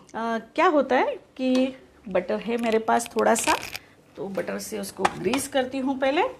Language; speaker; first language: Hindi; non-native, local second language; Marathi